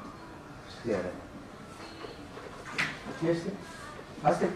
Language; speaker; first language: Russian; non-native, local second language; Romanian